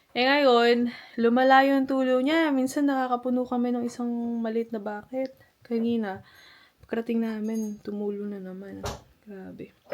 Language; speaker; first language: Filipino; native; Filipino